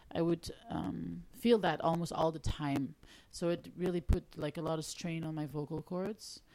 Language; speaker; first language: English; non-native, fluent; Dutch